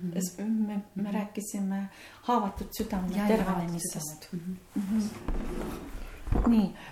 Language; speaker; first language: Estonian; native; Estonian